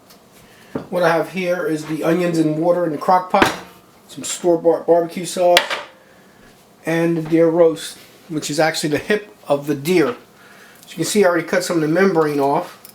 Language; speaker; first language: English; native; English